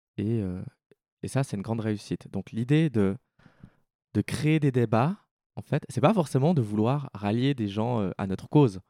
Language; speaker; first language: French; native; French